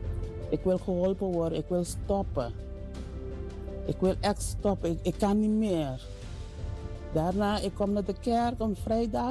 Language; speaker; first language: Dutch; non-native, learner; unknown